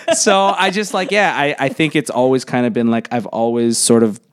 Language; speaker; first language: English; native; English